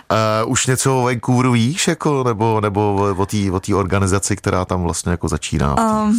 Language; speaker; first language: Czech; native; Czech